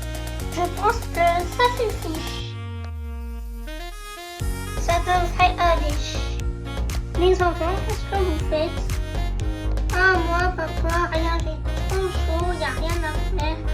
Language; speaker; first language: French; native; French